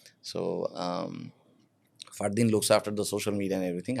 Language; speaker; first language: English; non-native, local second language; Bangla